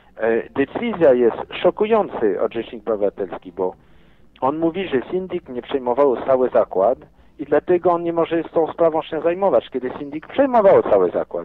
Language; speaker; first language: Polish; non-native, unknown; French